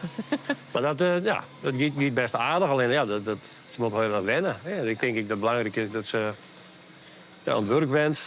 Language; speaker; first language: Dutch; native; Dutch